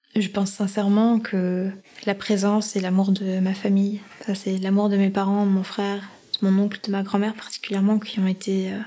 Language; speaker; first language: French; native; French